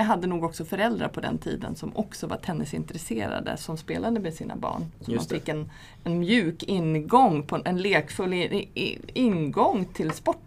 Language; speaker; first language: Swedish; native; Swedish